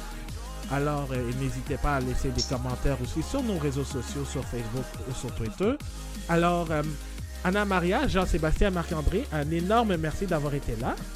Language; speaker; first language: French; native; French